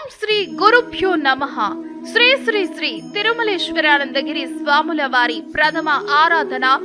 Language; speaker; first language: Telugu; native; Telugu